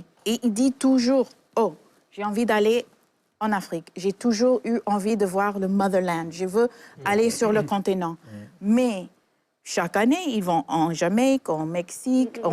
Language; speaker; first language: French; non-native, fluent; English